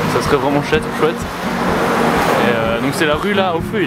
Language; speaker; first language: French; native; French